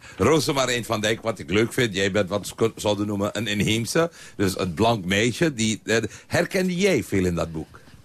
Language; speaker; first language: Dutch; native; Dutch